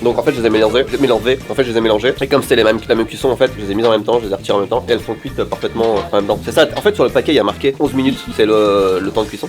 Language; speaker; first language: French; native; French